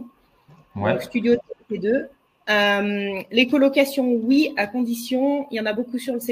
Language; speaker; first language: French; native; French